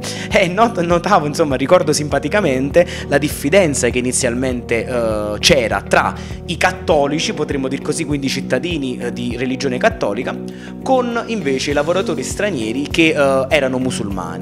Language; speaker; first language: Italian; native; Italian